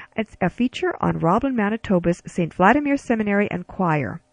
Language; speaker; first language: English; early bilingual, other home language; Ukrainian